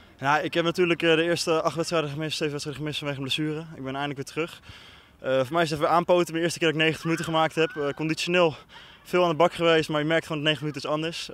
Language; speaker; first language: Dutch; native; Dutch